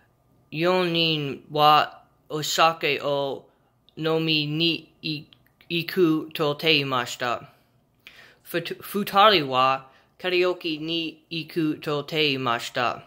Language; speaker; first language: Japanese; non-native, learner; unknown